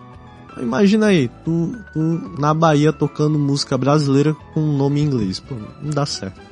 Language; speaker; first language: Portuguese; native; Portuguese